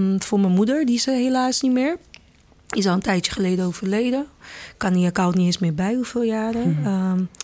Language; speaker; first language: Dutch; early bilingual, other home language; Kabuverdianu